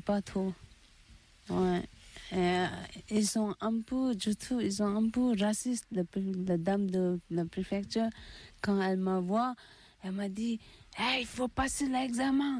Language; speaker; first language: French; non-native, learner; Tibetan